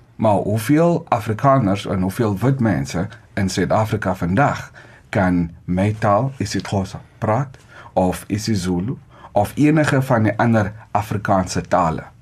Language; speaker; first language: Afrikaans; non-native, local second language; Xhosa